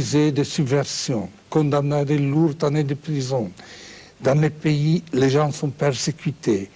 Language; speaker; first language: French; non-native, fluent; Czech